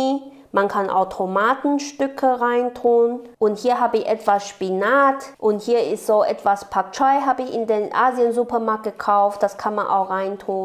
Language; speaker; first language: German; non-native, learner; Chinese